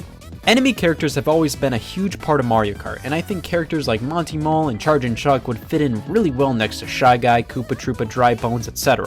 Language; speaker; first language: English; native; English